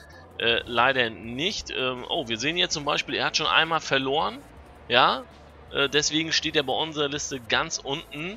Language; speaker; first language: German; native; German